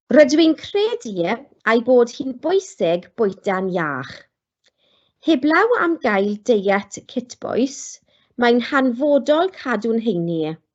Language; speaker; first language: Welsh; non-native, local second language; English